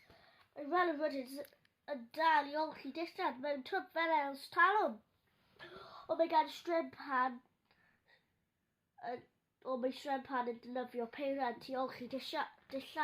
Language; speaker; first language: Welsh; non-native, local second language; English